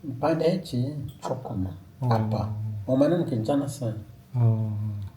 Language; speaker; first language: Korean; non-native, learner; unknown